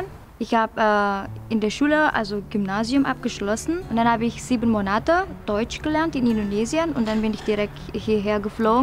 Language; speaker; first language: German; non-native, fluent; Indonesian